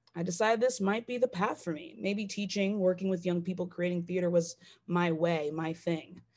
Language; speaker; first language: English; native; English